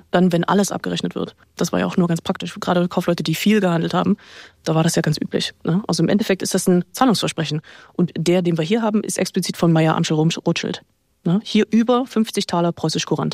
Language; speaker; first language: German; native; German